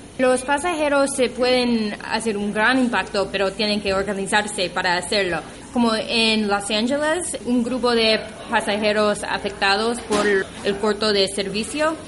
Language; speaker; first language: Spanish; non-native, fluent; English